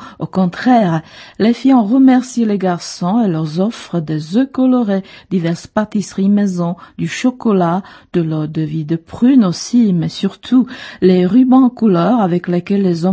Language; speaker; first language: French; non-native, fluent; Czech